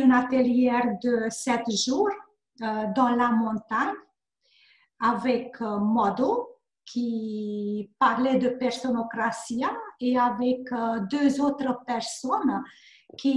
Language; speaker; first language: French; non-native, learner; Hungarian